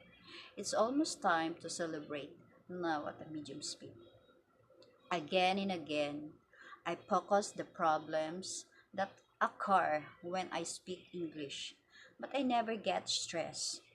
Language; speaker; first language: English; non-native, learner; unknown